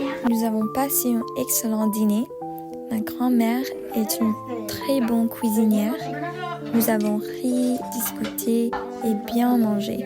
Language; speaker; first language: French; non-native, learner; English